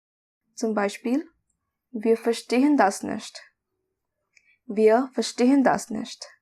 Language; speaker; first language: German; non-native, fluent; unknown